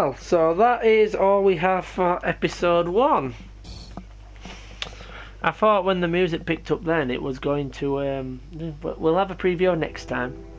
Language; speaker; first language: English; native; English